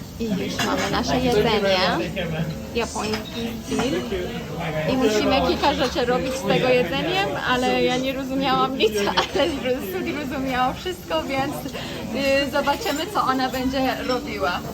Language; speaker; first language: Polish; non-native, learner; Persian